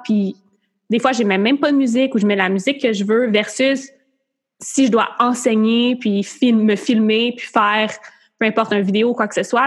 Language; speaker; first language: French; native; French